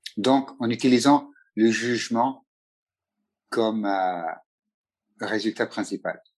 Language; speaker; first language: French; non-native, fluent; Italian